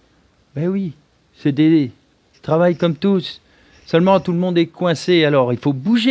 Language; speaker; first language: French; native; French